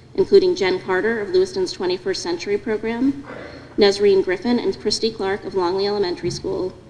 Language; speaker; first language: English; native; English